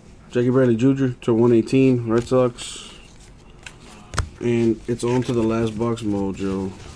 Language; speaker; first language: English; native; English